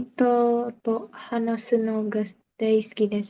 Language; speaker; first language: Japanese; non-native, learner; Indonesian